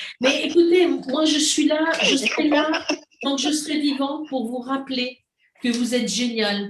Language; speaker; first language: French; native; French